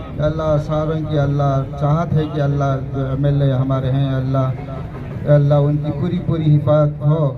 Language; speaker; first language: Urdu; native; Urdu